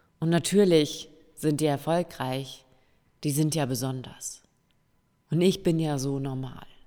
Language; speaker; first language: German; native; German